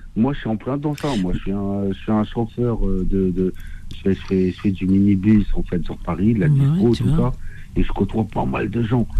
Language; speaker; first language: French; non-native, local second language; Arabic